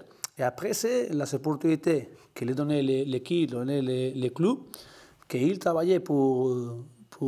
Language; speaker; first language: French; non-native, learner; Spanish